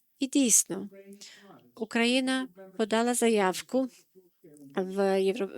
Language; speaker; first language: Ukrainian; non-native, fluent; Dutch